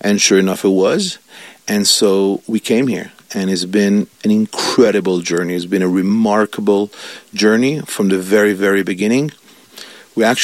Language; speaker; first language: English; non-native, fluent; Italian